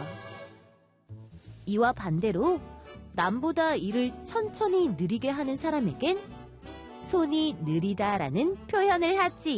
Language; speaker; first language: Korean; native; Korean